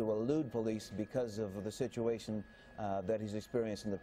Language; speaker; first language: English; native; English